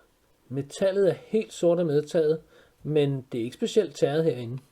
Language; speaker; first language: Danish; native; Danish